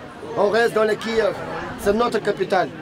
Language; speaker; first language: French; non-native, learner; Ukrainian